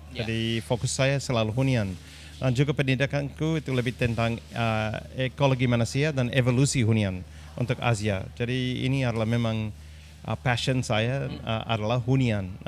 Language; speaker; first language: Indonesian; non-native, fluent; English